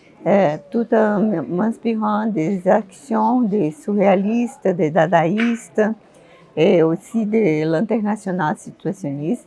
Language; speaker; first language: French; non-native, fluent; Portuguese